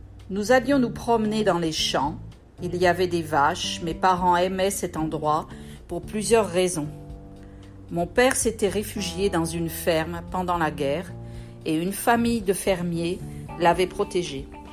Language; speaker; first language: French; native; French